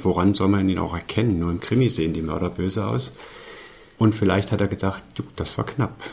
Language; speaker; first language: German; native; German